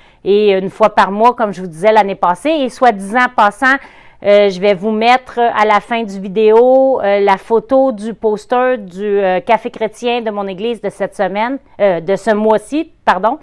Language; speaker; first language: French; native; French